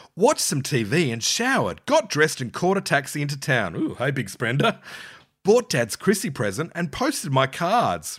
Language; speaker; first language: English; native; English